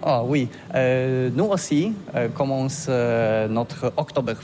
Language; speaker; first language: French; non-native, learner; Polish